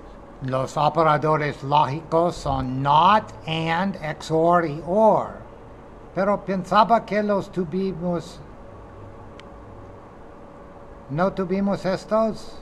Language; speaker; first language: Spanish; non-native, fluent; English